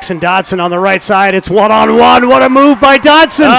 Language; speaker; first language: English; native; English